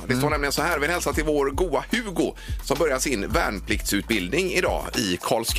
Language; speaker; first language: Swedish; native; Swedish